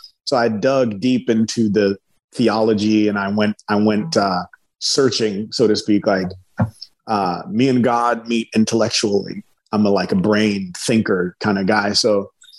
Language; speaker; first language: English; early bilingual, other home language; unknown